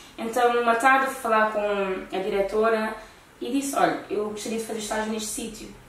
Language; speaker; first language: Portuguese; native; Portuguese